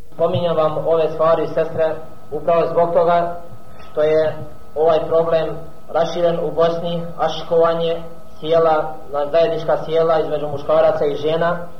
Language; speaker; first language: Bosnian; non-native, fluent; Arabic